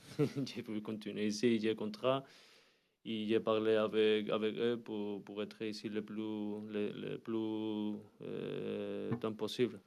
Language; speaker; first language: French; non-native, learner; Spanish